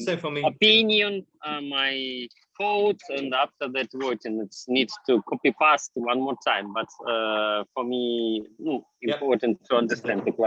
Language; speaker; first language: English; non-native, learner; Russian